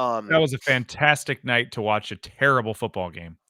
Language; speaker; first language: English; native; English